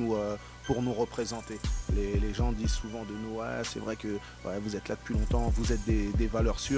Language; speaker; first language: French; native; French